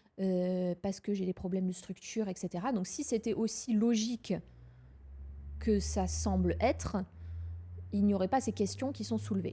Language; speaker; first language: French; native; French